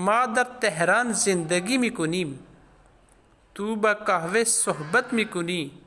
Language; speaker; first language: Persian; non-native, fluent; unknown